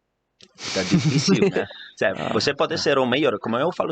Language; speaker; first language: Portuguese; non-native, fluent; Italian